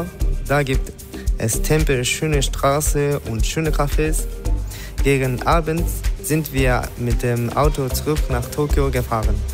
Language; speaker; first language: German; non-native, learner; Japanese